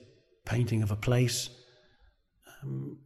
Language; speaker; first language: English; native; English